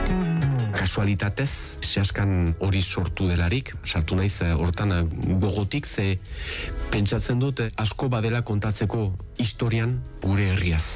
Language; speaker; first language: Basque; native; Basque